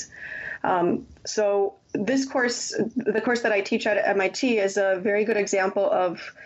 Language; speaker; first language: English; native; English